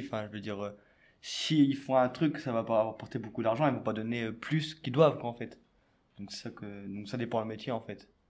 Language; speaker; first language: French; native; French